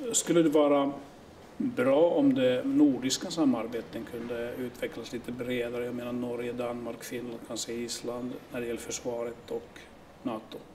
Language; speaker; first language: Swedish; non-native, local second language; Finnish